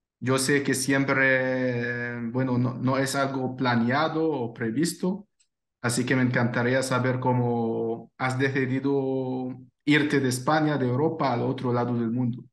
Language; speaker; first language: Spanish; non-native, fluent; Arabic